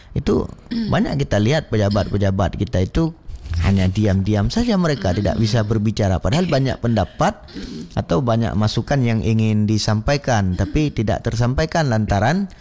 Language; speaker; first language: Indonesian; non-native, local second language; Achinese